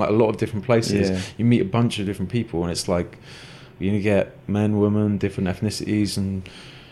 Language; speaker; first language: English; native; English